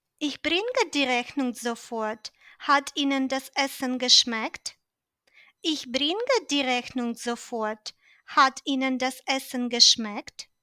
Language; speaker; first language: German; non-native, fluent; Ukrainian